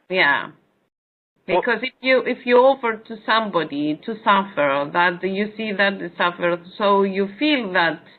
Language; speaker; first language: English; non-native, learner; Greek